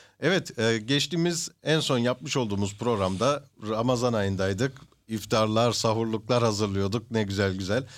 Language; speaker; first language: Turkish; early bilingual, heritage; Turkish